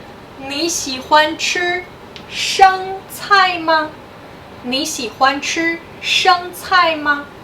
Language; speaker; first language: Chinese; non-native, fluent; English